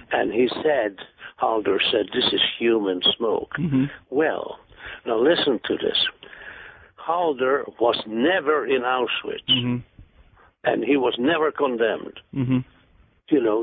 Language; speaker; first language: English; non-native, fluent; Hungarian